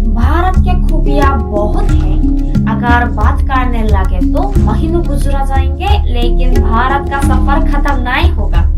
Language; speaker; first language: Hindi; non-native, fluent; Korean